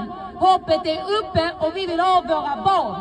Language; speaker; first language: Swedish; non-native, fluent; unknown